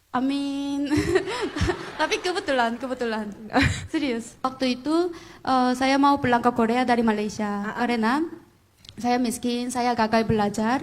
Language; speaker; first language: Indonesian; non-native, fluent; Korean